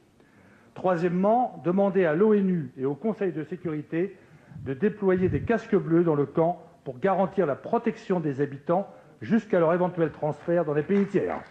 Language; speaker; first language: French; native; French